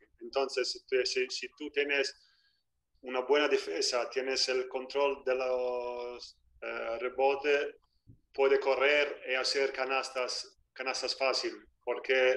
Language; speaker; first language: Spanish; non-native, fluent; Italian